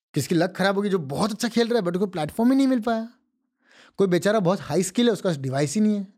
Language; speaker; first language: Hindi; non-native, local second language; Odia